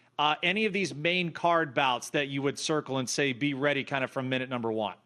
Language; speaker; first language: English; native; English